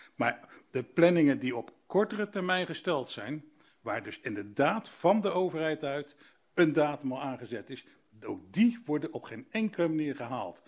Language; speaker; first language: Dutch; native; Dutch